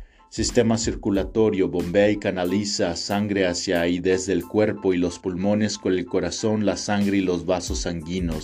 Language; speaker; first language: Spanish; native; Spanish